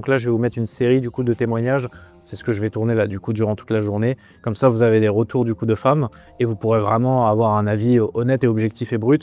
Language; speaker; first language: French; native; French